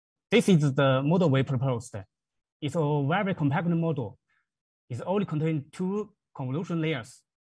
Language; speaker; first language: English; non-native, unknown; Chinese